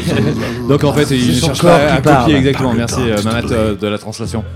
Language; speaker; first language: French; native; French